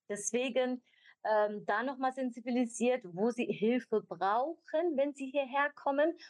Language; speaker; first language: German; early bilingual, other home language; Albanian